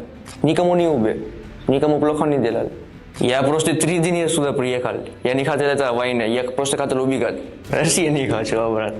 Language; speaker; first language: Russian; non-native, learner; Gujarati